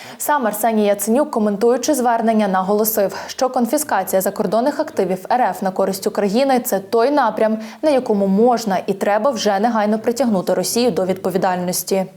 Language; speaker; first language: Ukrainian; native; Ukrainian